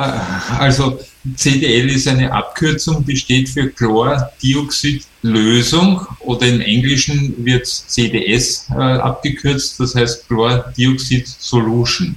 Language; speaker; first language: German; native; German